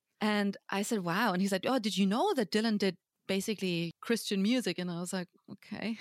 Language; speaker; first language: English; non-native, fluent; German